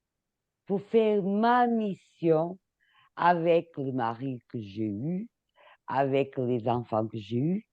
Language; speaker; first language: French; non-native, fluent; Portuguese